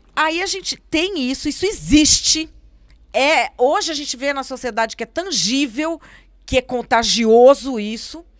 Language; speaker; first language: Portuguese; native; Portuguese